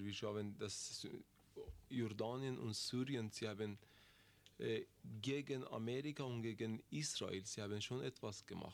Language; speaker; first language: German; non-native, learner; Persian